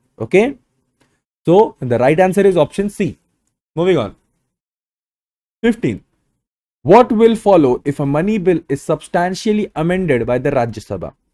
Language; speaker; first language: English; non-native, local second language; Bangla